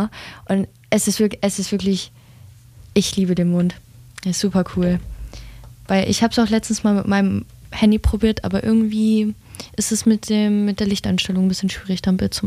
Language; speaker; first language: German; native; German